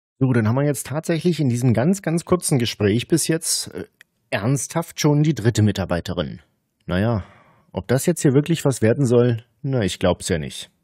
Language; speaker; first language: German; native; German